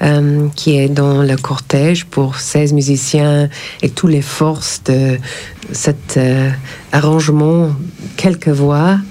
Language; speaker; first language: French; non-native, fluent; English